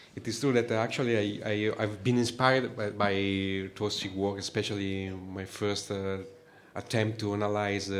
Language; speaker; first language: English; non-native, fluent; Italian